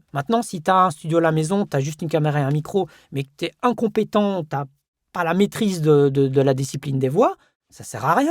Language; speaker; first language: French; native; French